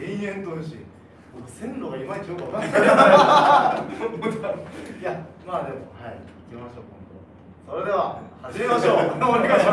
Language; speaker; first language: Japanese; native; Japanese